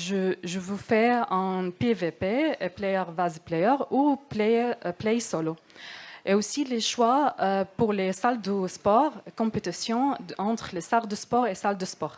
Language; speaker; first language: French; non-native, learner; Arabic